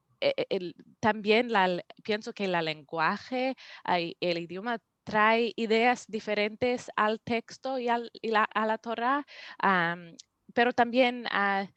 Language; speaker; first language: Spanish; non-native, learner; English